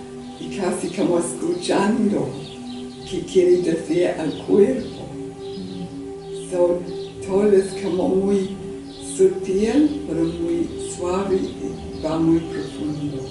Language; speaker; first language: Spanish; non-native, learner; English